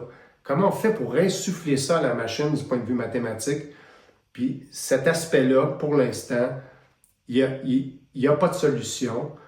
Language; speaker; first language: French; native; French